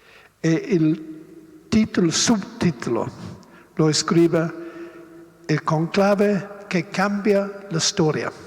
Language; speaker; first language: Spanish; non-native, learner; Italian